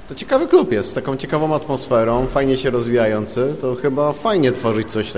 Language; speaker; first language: Polish; native; Polish